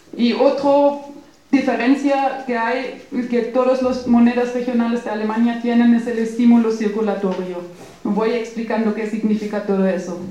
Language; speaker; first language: Spanish; non-native, fluent; German